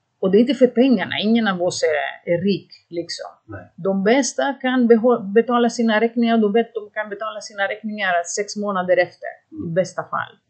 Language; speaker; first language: Swedish; non-native, fluent; Greek